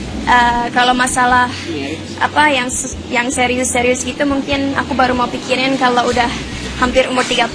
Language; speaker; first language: Indonesian; non-native, local second language; English